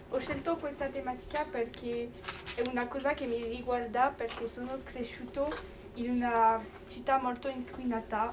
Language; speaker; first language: Italian; non-native, learner; French